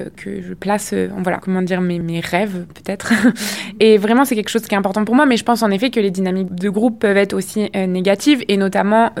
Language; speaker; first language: French; native; French